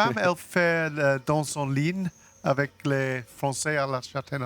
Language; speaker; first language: French; non-native, learner; English